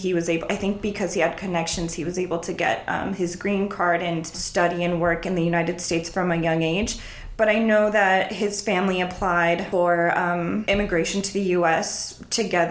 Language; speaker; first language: English; early bilingual, other home language; Spanish